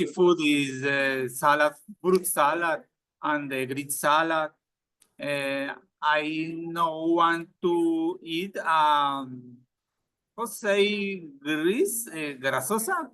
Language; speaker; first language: English; non-native, learner; Spanish